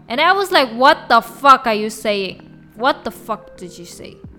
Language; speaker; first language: English; non-native, local second language; Chinese